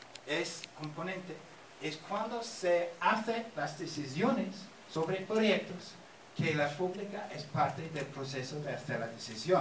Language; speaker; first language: Spanish; non-native, fluent; English